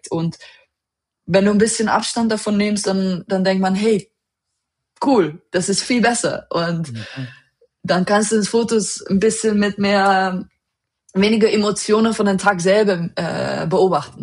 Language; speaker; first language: German; non-native, fluent; Dutch